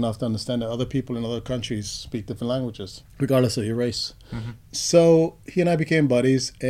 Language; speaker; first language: English; non-native, fluent; Spanish